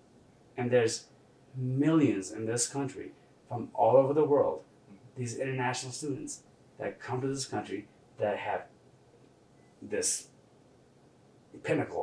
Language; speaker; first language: English; non-native, local second language; Nepali